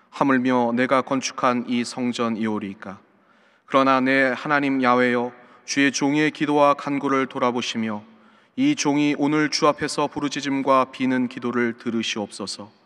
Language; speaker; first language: Korean; native; Korean